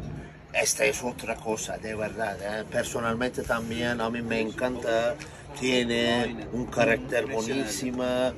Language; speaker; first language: Spanish; non-native, fluent; Turkish